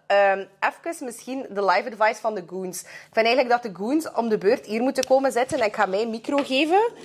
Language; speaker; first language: Dutch; early bilingual, other home language; Russian